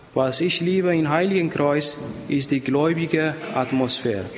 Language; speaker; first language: German; non-native, fluent; Amharic